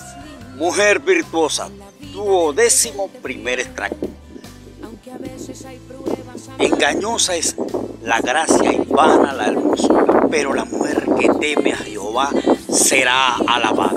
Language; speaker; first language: Spanish; native; Spanish